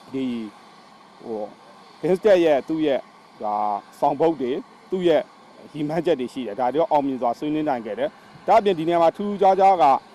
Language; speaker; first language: Burmese; native; Burmese